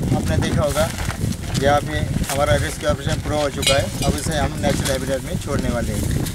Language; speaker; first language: Hindi; non-native, local second language; Marathi